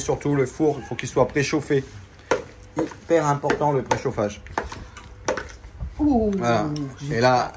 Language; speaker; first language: French; native; French